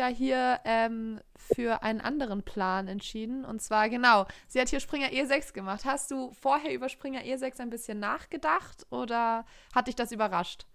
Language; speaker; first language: German; native; German